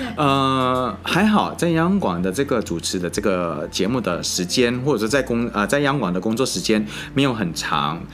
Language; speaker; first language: Chinese; non-native, fluent; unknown